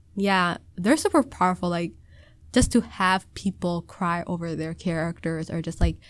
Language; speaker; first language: English; early bilingual, other home language; Somali